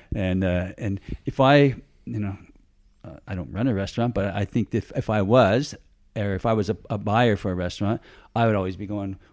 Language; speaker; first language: English; native; English